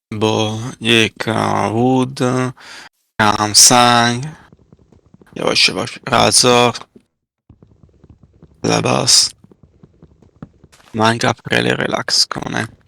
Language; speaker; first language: Persian; non-native, learner; Italian